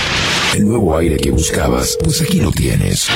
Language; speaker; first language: Spanish; native; Spanish